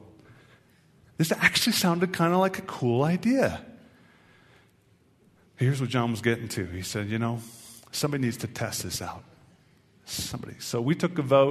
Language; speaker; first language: English; native; English